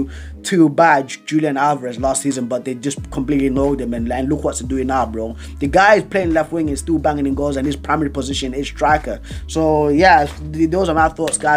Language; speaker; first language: English; native; English